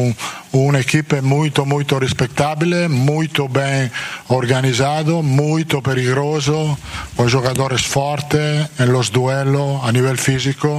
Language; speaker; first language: Portuguese; non-native, fluent; Italian